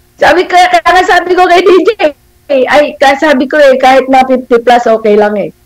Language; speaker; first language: Filipino; native; Filipino